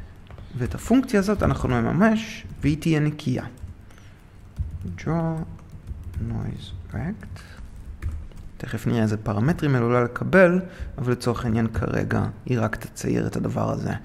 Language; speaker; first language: Hebrew; native; Hebrew